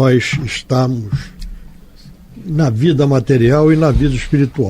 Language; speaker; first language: Portuguese; native; Portuguese